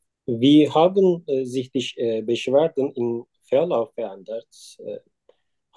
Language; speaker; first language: German; non-native, learner; Turkish